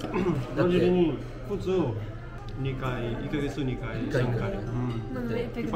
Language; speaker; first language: Japanese; non-native, learner; Portuguese